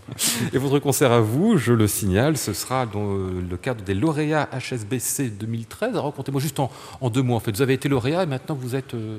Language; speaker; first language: French; native; French